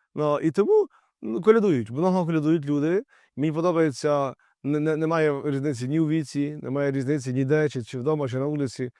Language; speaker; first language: Ukrainian; native; Ukrainian